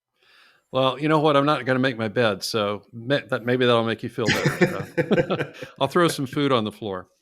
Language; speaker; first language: English; native; English